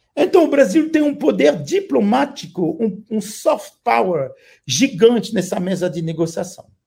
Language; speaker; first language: Portuguese; non-native, fluent; French